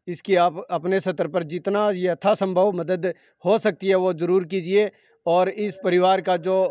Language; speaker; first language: Hindi; native; Hindi